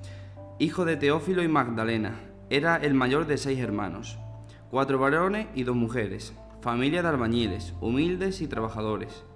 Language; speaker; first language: Spanish; native; Spanish